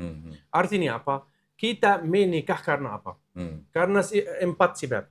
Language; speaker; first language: Indonesian; non-native, learner; Arabic